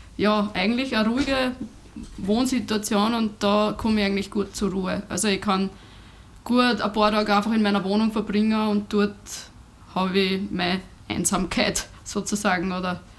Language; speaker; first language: German; native; German